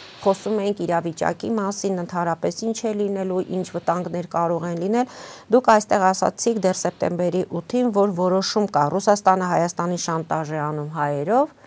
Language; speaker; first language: Armenian; native; Armenian